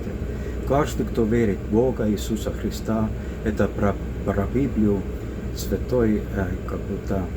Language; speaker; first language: Russian; non-native, local second language; Estonian